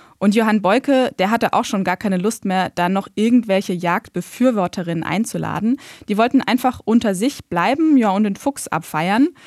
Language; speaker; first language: German; native; German